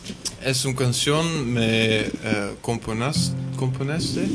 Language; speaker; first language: Spanish; non-native, learner; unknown